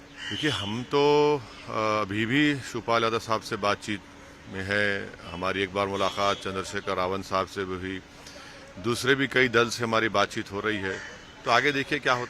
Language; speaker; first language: Hindi; native; Hindi